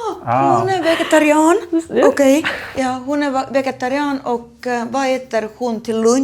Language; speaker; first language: Swedish; non-native, fluent; Estonian